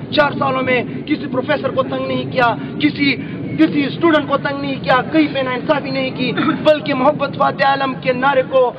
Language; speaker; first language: Urdu; non-native, local second language; Pashto